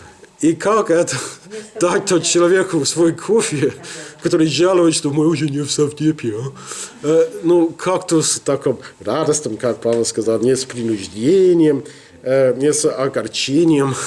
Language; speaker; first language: Russian; non-native, learner; English